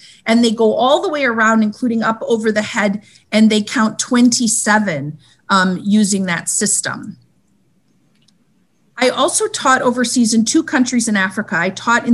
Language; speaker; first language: English; native; English